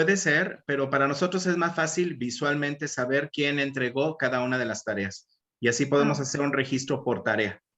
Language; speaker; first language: Spanish; native; Spanish